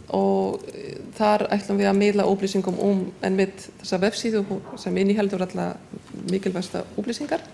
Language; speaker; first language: Icelandic; non-native, fluent; Polish